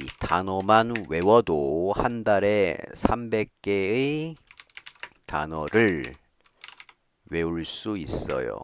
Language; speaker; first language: Korean; native; Korean